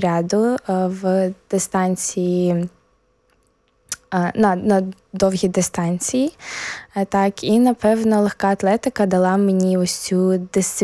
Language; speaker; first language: Ukrainian; native; Ukrainian